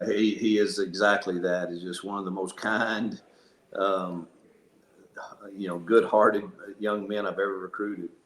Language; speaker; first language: English; native; English